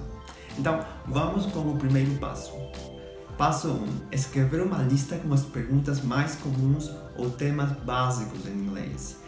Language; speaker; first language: Portuguese; non-native, fluent; Spanish